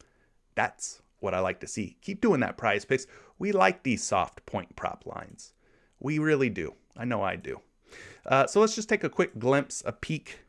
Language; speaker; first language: English; native; English